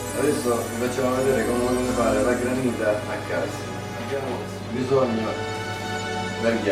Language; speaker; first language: Italian; native; Italian